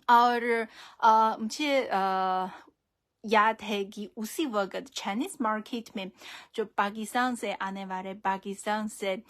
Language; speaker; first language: Hindi; non-native, fluent; Chinese